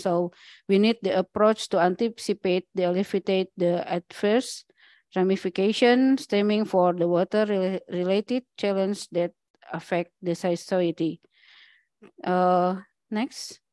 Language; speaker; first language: English; non-native, learner; Indonesian